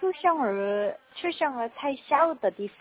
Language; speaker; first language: Chinese; non-native, learner; Korean